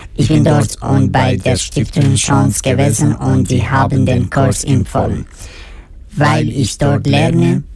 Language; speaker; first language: German; non-native, learner; Kurdish